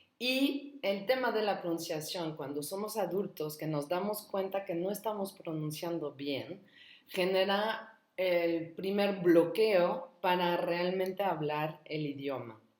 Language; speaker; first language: Spanish; non-native, fluent; French